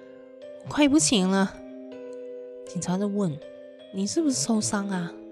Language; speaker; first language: Chinese; non-native, fluent; Cantonese